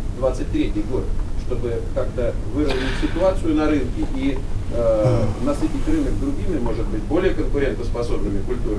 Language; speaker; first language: Russian; native; Russian